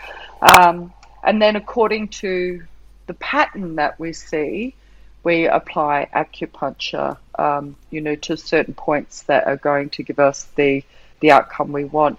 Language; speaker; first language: English; native; English